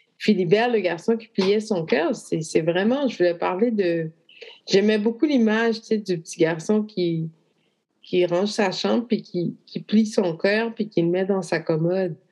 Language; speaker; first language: French; native; French